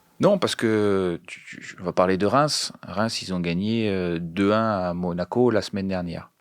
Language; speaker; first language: French; native; French